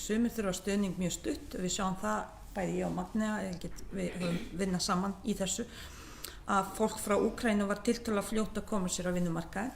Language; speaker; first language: Icelandic; non-native, fluent; Bosnian